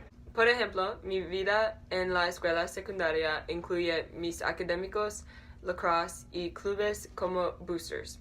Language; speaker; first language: Spanish; non-native, learner; English